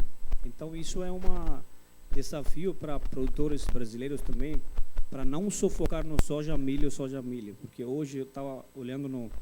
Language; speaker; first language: Portuguese; non-native, fluent; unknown